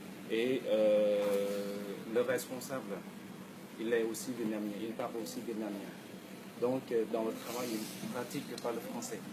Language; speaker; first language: French; non-native, fluent; Vietnamese